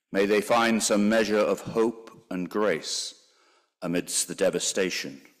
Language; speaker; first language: English; native; English